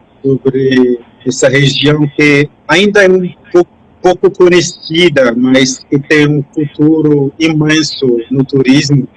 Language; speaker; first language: Portuguese; non-native, fluent; French